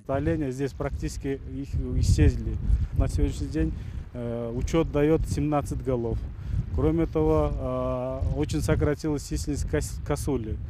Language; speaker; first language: Russian; non-native, local second language; Kyrgyz